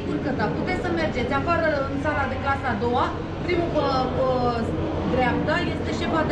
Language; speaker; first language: Romanian; native; Romanian